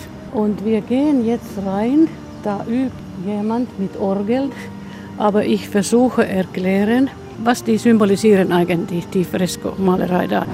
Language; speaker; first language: German; non-native, fluent; Finnish